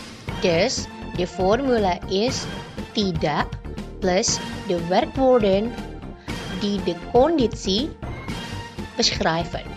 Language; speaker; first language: Dutch; non-native, learner; Indonesian